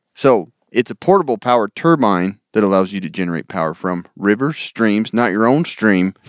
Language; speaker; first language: English; native; English